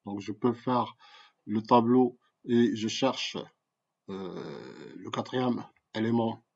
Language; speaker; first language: French; non-native, local second language; Arabic